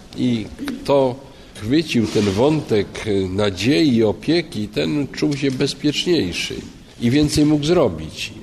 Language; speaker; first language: Polish; native; Polish